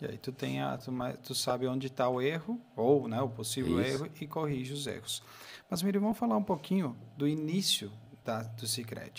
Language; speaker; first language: Portuguese; native; Portuguese